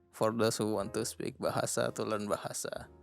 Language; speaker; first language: English; non-native, learner; Indonesian